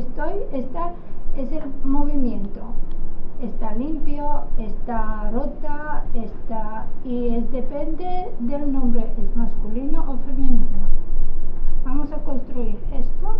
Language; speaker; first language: Spanish; non-native, local second language; Catalan